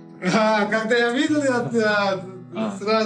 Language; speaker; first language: Russian; non-native, learner; Uzbek